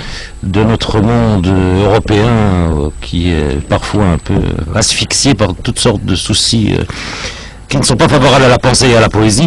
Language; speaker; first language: French; native; French